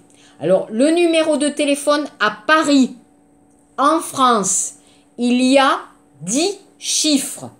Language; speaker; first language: French; native; French